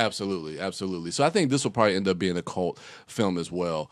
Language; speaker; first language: English; native; English